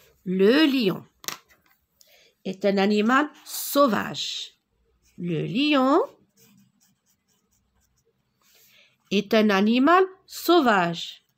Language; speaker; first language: French; non-native, local second language; Arabic